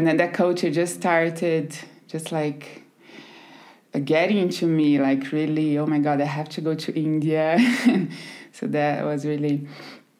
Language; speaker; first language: English; non-native, fluent; Portuguese